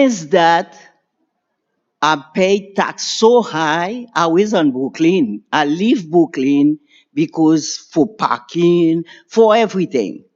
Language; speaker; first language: English; non-native, learner; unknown